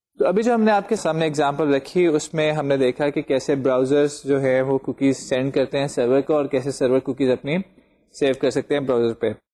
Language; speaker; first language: Urdu; native; Urdu